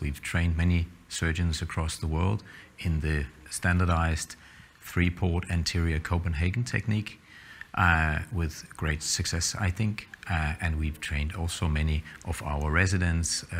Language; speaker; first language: English; non-native, fluent; Danish